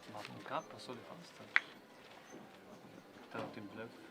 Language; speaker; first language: Italian; non-native, fluent; Albanian